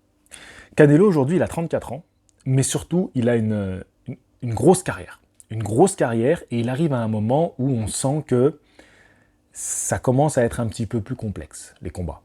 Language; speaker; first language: French; native; French